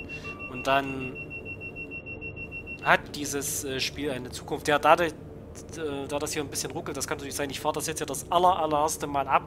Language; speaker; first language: German; native; German